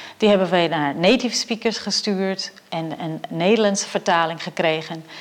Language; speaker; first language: Dutch; non-native, fluent; Portuguese